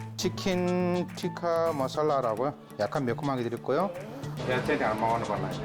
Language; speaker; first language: Korean; non-native, fluent; Nepali